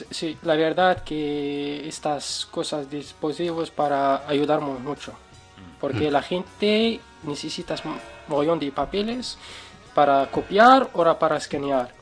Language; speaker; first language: Spanish; non-native, learner; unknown